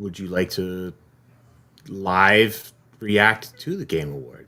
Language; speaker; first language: English; native; English